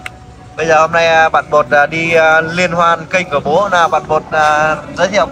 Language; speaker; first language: Vietnamese; native; Vietnamese